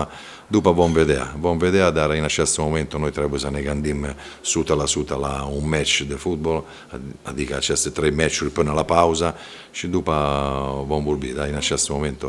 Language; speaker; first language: Romanian; non-native, fluent; Italian